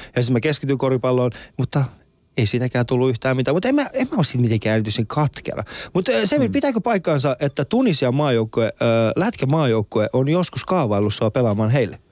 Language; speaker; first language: Finnish; early bilingual, other home language; Persian